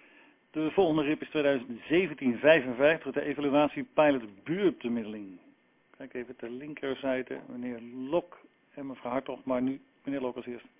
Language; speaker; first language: Dutch; native; Dutch